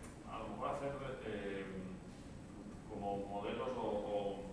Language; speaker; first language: Spanish; native; Spanish